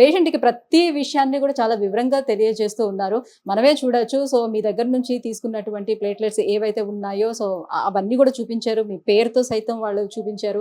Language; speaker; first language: Telugu; native; Telugu